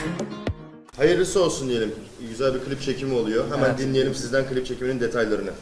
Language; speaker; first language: Turkish; native; Turkish